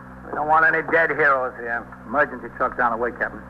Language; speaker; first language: English; native; English